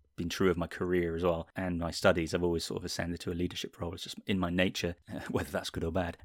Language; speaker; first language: English; native; English